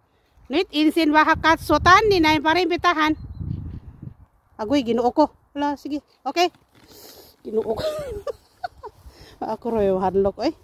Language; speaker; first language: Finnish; non-native, learner; Cebuano